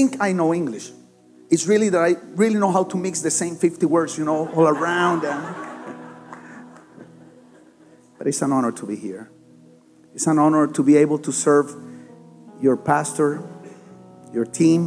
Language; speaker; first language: English; non-native, fluent; Spanish